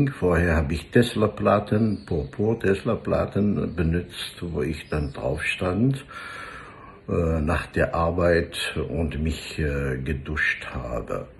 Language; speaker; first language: German; non-native, fluent; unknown